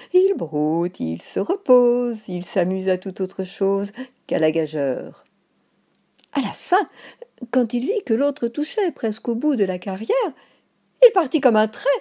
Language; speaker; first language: French; native; French